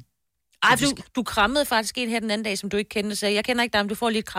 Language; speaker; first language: Danish; native; Danish